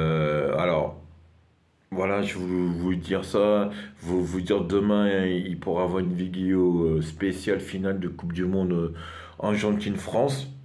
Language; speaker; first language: French; non-native, fluent; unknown